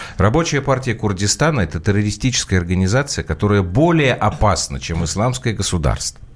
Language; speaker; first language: Russian; native; Russian